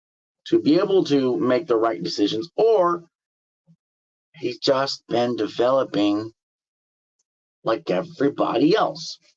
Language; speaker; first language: English; native; English